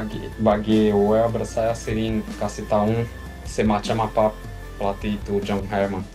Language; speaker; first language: Indonesian; non-native, fluent; Portuguese